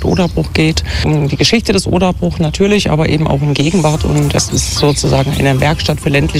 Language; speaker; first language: German; native; German